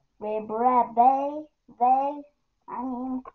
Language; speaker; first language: English; native; English